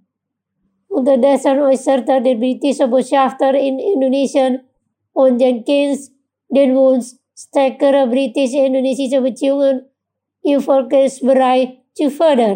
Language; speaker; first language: German; non-native, fluent; Indonesian